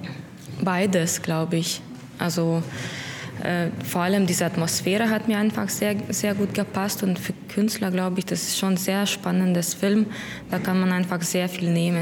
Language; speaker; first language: German; non-native, fluent; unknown